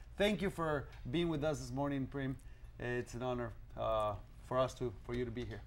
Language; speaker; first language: English; non-native, learner; Spanish